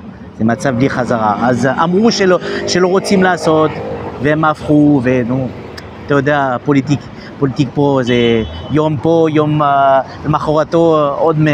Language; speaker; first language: Hebrew; non-native, fluent; French